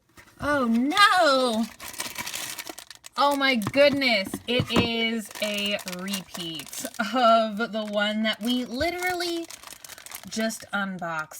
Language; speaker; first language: English; native; English